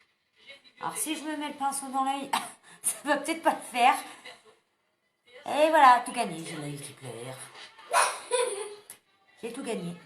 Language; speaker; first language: French; native; French